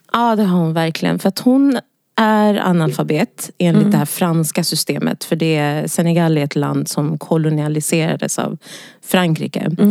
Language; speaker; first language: Swedish; early bilingual, other home language; Wolof